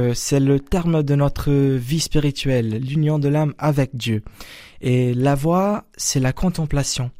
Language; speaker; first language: French; non-native, fluent; Portuguese